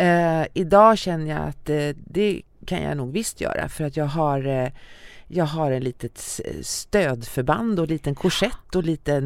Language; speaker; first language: Swedish; native; Swedish